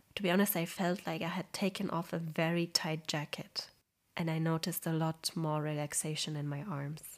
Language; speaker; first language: English; non-native, fluent; Polish